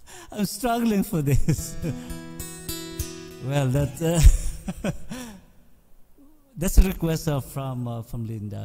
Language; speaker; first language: English; non-native, local second language; Filipino